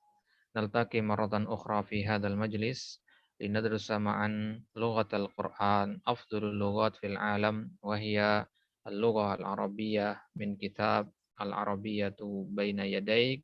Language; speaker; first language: Arabic; non-native, fluent; Indonesian